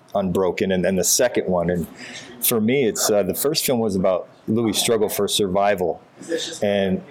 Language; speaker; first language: English; native; English